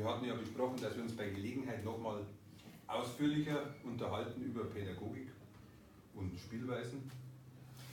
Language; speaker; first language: German; native; German